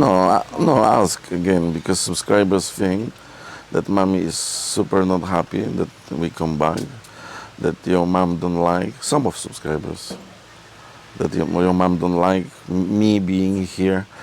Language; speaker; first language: English; non-native, learner; Polish